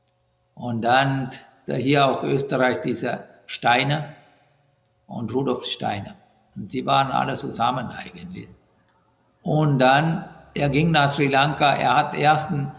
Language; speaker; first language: German; non-native, learner; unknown